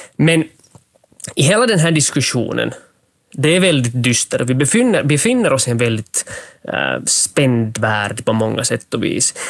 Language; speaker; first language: Swedish; native; Swedish